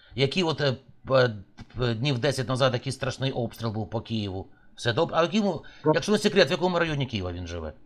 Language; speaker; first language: Ukrainian; native; Ukrainian